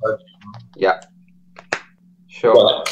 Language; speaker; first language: English; non-native, learner; Spanish